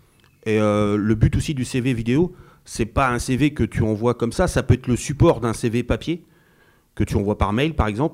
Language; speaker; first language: French; native; French